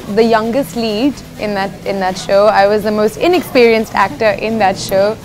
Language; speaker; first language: English; native; English